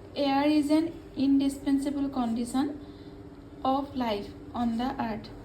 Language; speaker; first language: English; non-native, local second language; Assamese